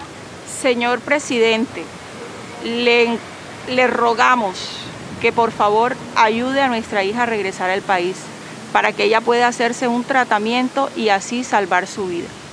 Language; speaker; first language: Spanish; native; Spanish